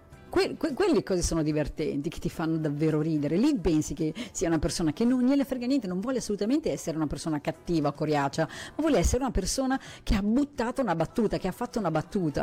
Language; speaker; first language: Italian; native; Italian